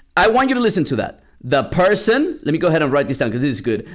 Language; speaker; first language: English; early bilingual, other home language; Spanish